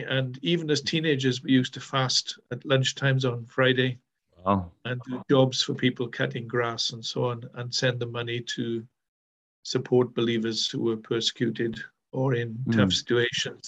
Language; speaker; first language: English; native; English